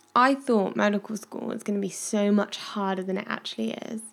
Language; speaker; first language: English; native; English